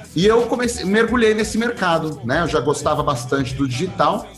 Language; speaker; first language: Portuguese; native; Portuguese